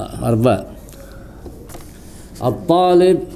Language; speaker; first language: Arabic; non-native, learner; Indonesian